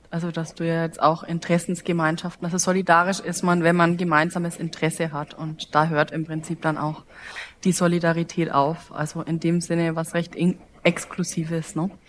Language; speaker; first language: German; native; German